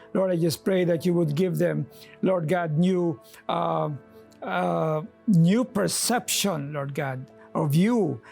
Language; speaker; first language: English; non-native, local second language; Filipino